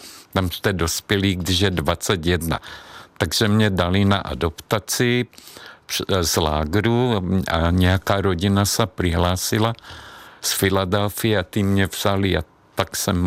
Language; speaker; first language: Czech; non-native, fluent; Hungarian